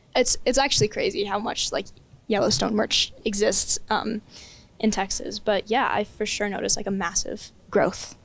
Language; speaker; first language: English; native; English